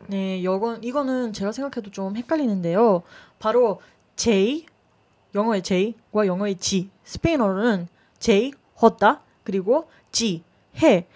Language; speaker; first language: Korean; non-native, fluent; Spanish